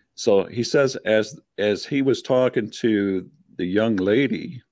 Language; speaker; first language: English; native; English